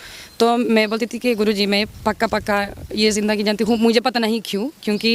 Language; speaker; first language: Hindi; non-native, learner; Spanish